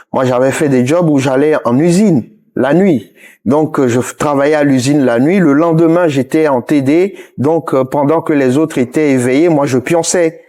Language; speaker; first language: French; non-native, local second language; Ewe